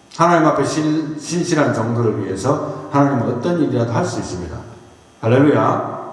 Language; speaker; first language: Korean; native; Korean